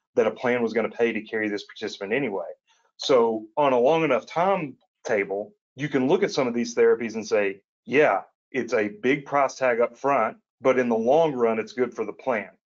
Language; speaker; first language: English; native; English